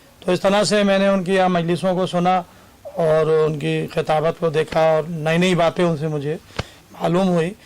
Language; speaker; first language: Urdu; native; Urdu